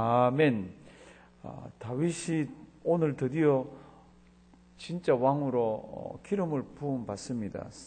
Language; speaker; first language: Korean; native; Korean